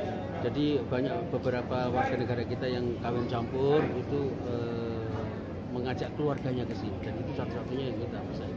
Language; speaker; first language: Indonesian; native; Indonesian